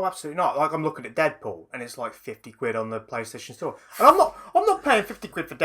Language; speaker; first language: English; native; English